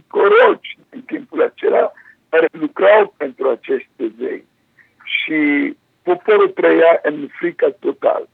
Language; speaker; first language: Romanian; non-native, fluent; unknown